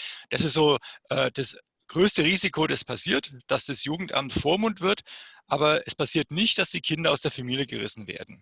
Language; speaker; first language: German; native; German